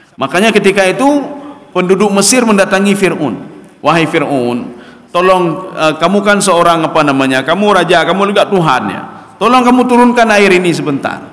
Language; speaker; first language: Malay; non-native, local second language; Achinese